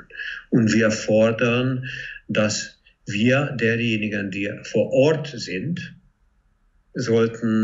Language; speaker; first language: German; non-native, fluent; Hungarian